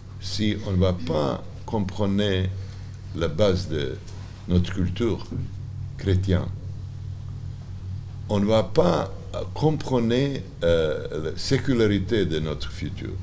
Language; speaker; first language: French; non-native, learner; Serbian